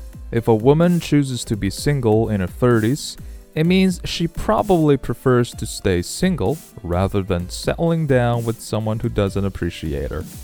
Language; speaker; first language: English; non-native, fluent; Chinese